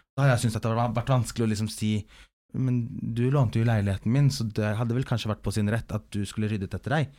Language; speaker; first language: Norwegian; early bilingual, other home language; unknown